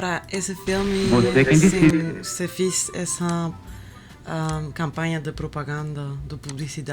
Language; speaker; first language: Portuguese; non-native, learner; Spanish